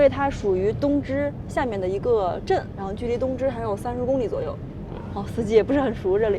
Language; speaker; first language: Chinese; native; Chinese